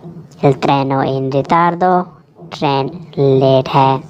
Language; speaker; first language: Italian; non-native, learner; Urdu